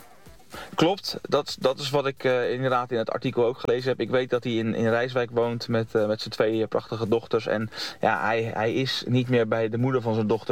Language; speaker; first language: Dutch; native; Dutch